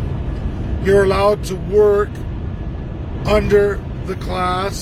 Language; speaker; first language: English; native; English